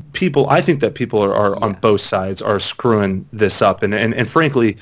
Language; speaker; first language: English; native; English